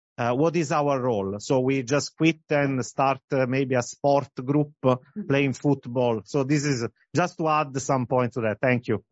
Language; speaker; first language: English; non-native, fluent; Italian